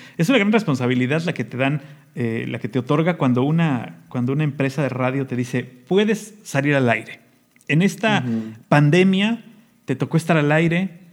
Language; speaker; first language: Spanish; native; Spanish